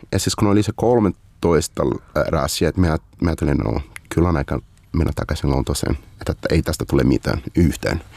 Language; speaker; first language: Finnish; non-native, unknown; Portuguese